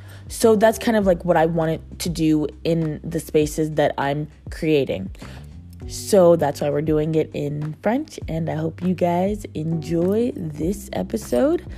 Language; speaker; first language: English; native; English